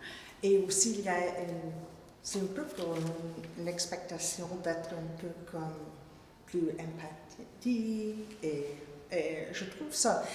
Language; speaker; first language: French; non-native, fluent; English